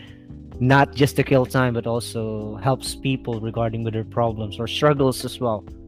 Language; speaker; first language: English; non-native, local second language; Filipino